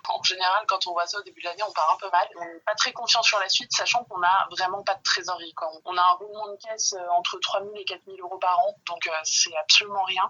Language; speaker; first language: French; native; French